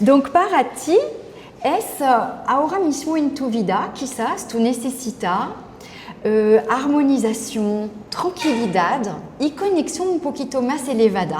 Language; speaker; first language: Spanish; non-native, fluent; French